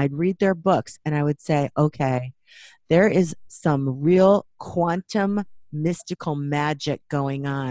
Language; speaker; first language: English; native; English